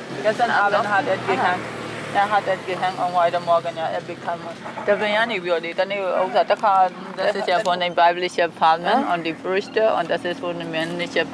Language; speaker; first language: German; non-native, learner; Burmese